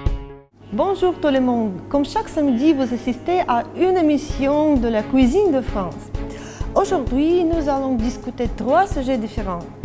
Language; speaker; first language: French; non-native, learner; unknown